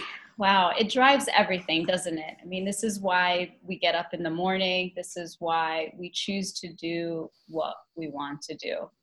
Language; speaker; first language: English; native; English